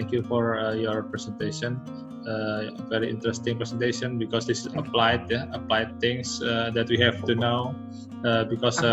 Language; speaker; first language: English; non-native, learner; Indonesian